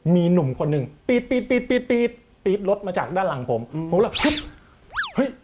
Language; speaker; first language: Thai; native; Thai